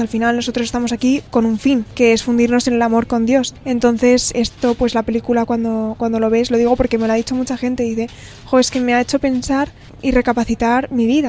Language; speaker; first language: Spanish; native; Spanish